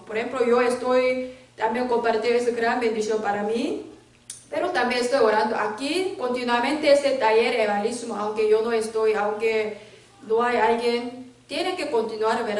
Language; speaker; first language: Spanish; non-native, learner; Korean